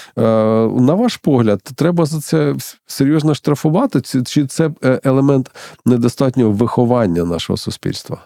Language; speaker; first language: Ukrainian; native; Ukrainian